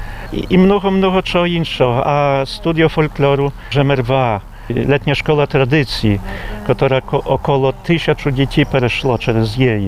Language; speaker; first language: Polish; non-native, local second language; Belarusian